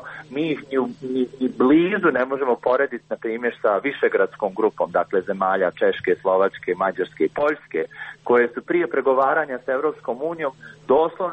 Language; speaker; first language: Croatian; native; Croatian